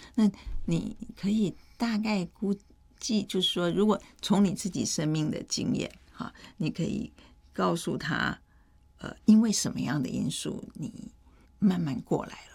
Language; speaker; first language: Chinese; native; Chinese